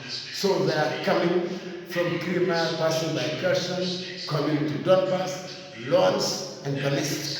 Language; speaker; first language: English; non-native, fluent; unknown